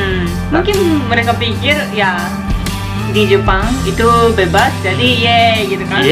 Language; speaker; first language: Indonesian; non-native, learner; Japanese